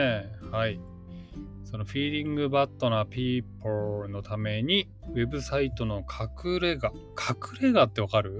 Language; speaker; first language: Japanese; native; Japanese